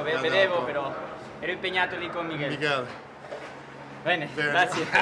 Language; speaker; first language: Italian; non-native, learner; Spanish